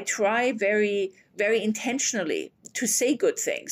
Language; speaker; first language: English; non-native, fluent; German